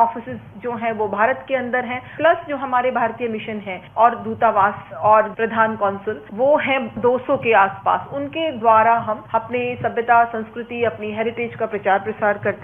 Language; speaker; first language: Hindi; native; Hindi